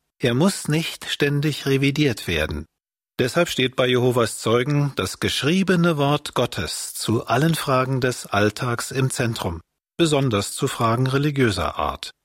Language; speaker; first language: German; native; German